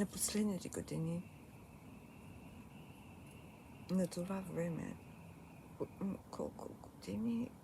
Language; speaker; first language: Bulgarian; early bilingual, heritage; Bulgarian